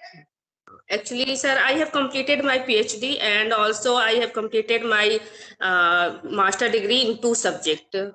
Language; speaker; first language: English; non-native, learner; Hindi